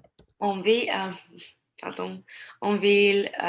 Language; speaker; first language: French; non-native, learner; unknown